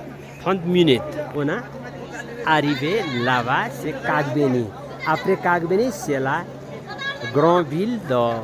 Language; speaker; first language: French; non-native, learner; Nepali